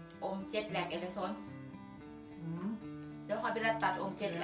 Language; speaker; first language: Swedish; non-native, learner; Thai